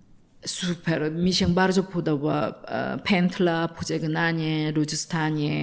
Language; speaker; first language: Polish; non-native, learner; Korean